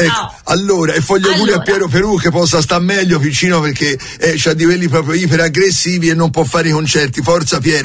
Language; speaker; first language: Italian; native; Italian